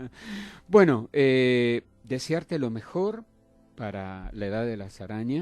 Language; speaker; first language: Spanish; native; Spanish